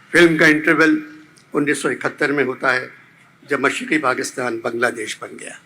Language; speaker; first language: Urdu; native; Urdu